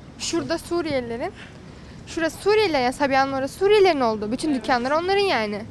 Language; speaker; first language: Turkish; native; Turkish